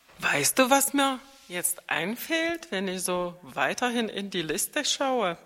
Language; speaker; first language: German; non-native, fluent; Czech